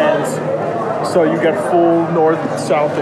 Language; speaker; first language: English; native; English